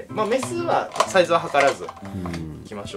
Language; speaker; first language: Japanese; native; Japanese